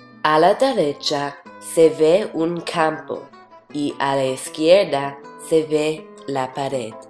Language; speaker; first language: Spanish; non-native, learner; English